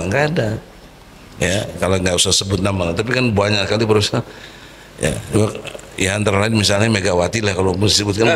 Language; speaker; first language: Indonesian; native; Indonesian